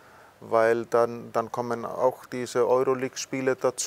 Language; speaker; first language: German; non-native, fluent; Icelandic